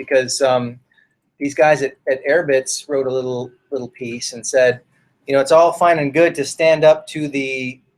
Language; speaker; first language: English; native; English